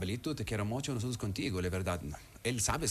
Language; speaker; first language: Spanish; non-native, learner; Arabic